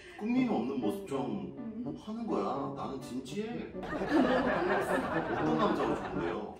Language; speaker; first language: Korean; native; Korean